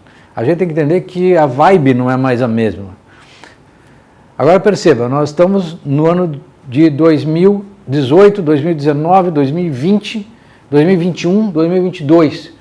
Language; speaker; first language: Portuguese; native; Portuguese